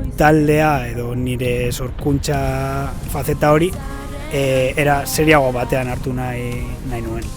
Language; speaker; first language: Basque; non-native, local second language; Spanish